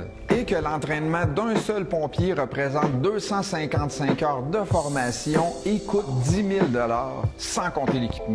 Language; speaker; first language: French; native; French